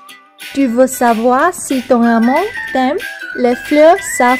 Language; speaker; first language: French; non-native, learner; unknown